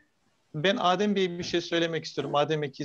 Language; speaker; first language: Turkish; native; Turkish